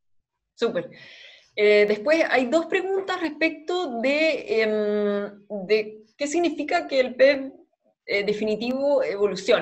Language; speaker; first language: Spanish; native; Spanish